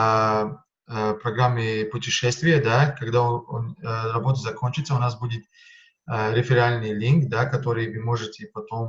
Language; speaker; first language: Russian; non-native, fluent; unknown